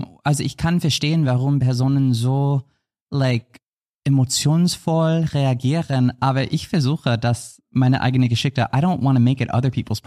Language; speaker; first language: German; non-native, fluent; English